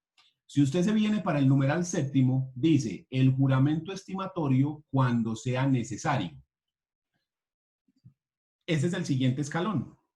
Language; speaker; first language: Spanish; native; Spanish